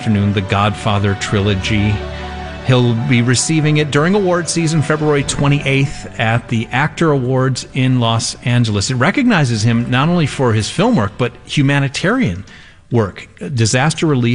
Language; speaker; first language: English; native; English